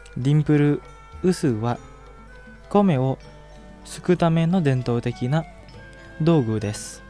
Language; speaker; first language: Japanese; non-native, fluent; Indonesian